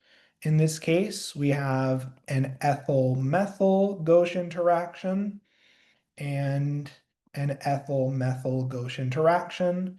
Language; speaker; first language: English; native; English